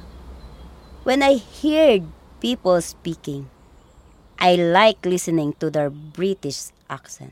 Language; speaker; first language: English; non-native, local second language; Cebuano